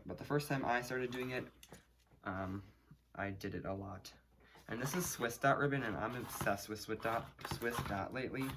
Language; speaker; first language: English; native; English